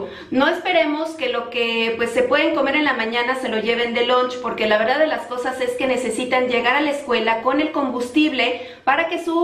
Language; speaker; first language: Spanish; native; Spanish